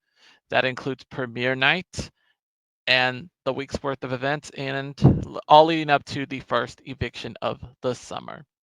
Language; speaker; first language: English; native; English